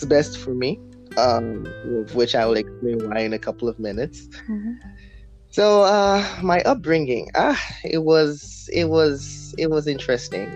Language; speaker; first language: English; non-native, local second language; Yoruba